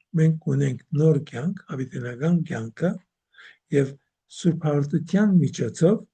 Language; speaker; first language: Armenian; native; Armenian